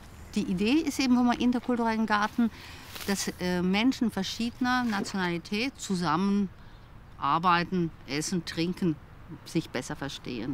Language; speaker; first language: German; native; German